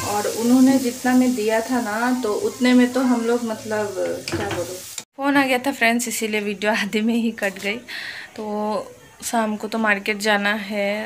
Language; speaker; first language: Hindi; non-native, local second language; Bangla